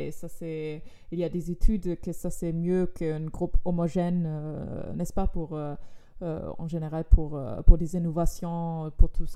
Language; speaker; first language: French; non-native, fluent; German